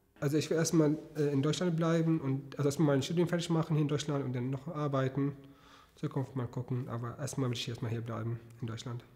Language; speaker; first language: German; non-native, fluent; Arabic